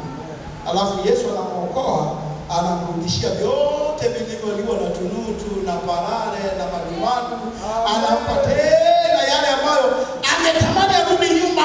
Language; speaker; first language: Swahili; native; Swahili